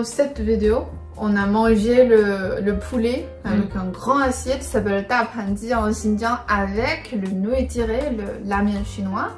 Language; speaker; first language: French; non-native, learner; Chinese